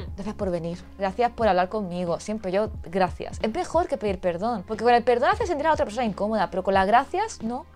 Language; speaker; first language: Spanish; native; Spanish